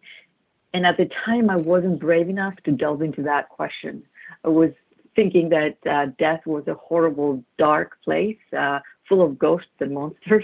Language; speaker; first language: English; non-native, fluent; Greek